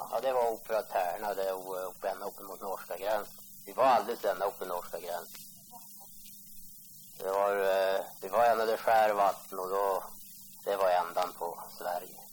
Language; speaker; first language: Swedish; native; Swedish